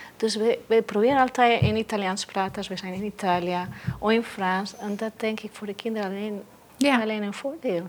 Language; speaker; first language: Dutch; non-native, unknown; Spanish